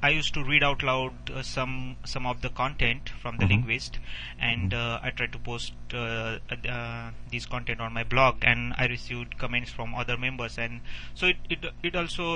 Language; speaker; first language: English; non-native, learner; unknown